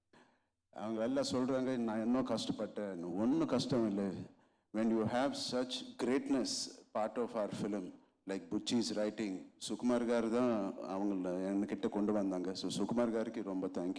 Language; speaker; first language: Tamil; non-native, local second language; Telugu